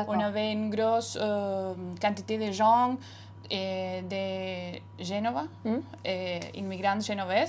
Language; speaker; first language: French; non-native, fluent; Spanish